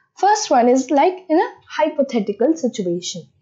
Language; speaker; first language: English; non-native, local second language; Hindi